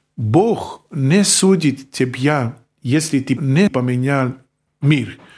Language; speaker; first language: Russian; non-native, fluent; Greek